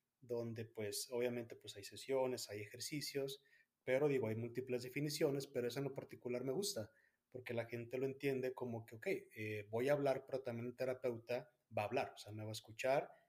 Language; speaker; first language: Spanish; native; Spanish